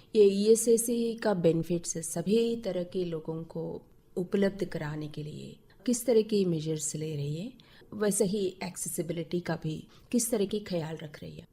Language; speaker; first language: Hindi; non-native, local second language; Telugu